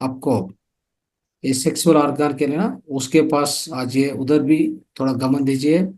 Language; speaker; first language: Hindi; non-native, local second language; Kannada